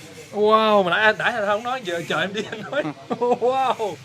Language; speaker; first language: Vietnamese; early bilingual, heritage; Vietnamese